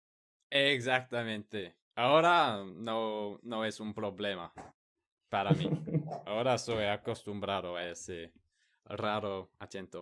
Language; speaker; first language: Spanish; non-native, learner; English